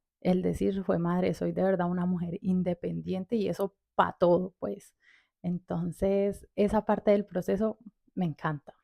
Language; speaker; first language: Spanish; native; Spanish